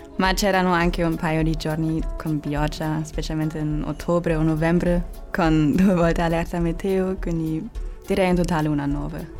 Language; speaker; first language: Italian; non-native, fluent; German